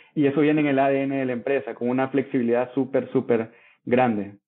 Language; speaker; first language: Spanish; native; Spanish